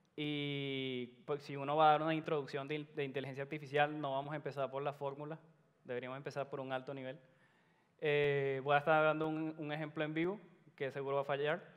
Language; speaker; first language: Spanish; native; Spanish